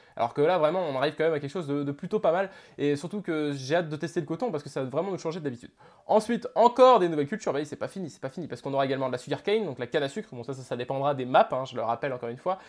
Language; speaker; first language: French; native; French